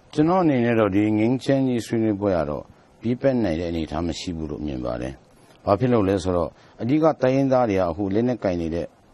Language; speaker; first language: Burmese; non-native, local second language; Tedim Chin